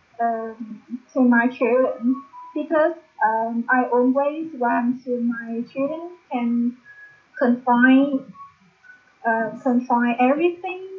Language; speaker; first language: English; non-native, learner; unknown